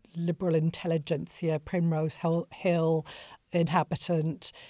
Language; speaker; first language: English; native; English